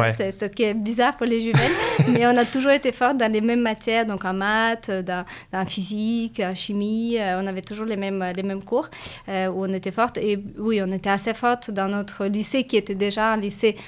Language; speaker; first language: French; non-native, fluent; Latvian